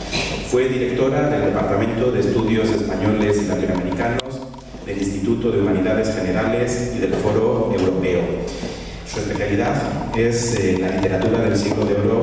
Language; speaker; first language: Spanish; native; Spanish